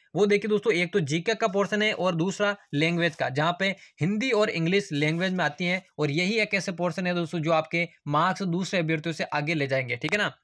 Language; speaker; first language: Hindi; native; Hindi